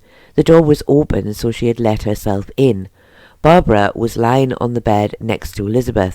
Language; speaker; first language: English; native; English